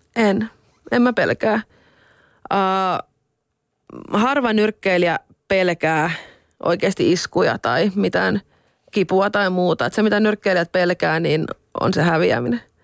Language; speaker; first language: Finnish; non-native, local second language; Swedish